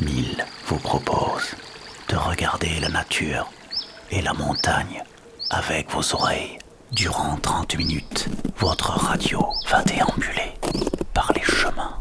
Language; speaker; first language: French; native; French